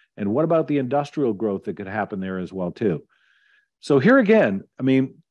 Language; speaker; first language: English; native; English